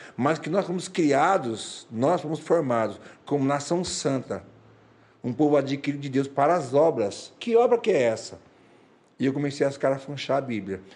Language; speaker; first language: Portuguese; native; Portuguese